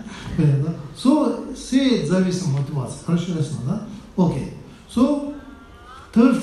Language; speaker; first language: Russian; non-native, learner; Tibetan